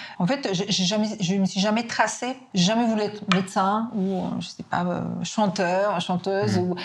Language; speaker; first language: French; non-native, fluent; Serbian